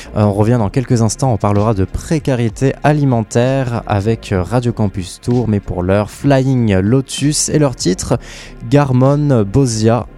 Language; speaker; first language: French; native; French